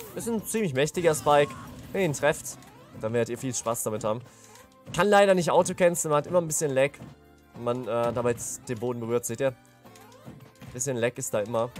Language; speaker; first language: German; native; German